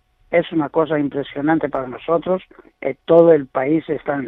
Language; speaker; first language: Spanish; non-native, learner; Greek